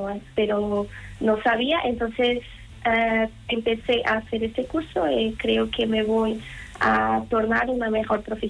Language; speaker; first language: Spanish; non-native, learner; Portuguese